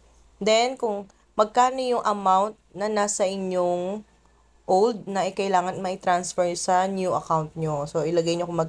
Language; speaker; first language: Filipino; native; Filipino